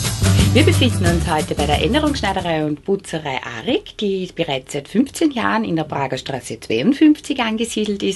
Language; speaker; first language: German; native; German